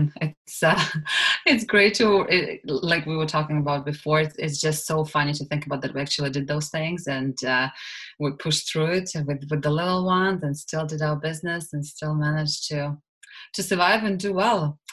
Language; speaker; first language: English; non-native, fluent; Russian